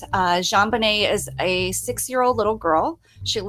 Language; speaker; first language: English; native; English